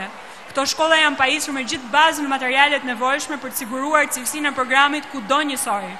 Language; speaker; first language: Albanian; native; Albanian